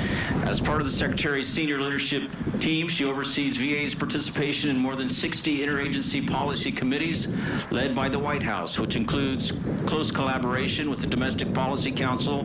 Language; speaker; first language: English; native; English